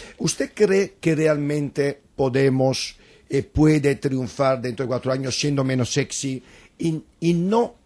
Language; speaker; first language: Spanish; non-native, fluent; Italian